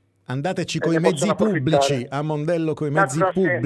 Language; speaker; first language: Italian; native; Italian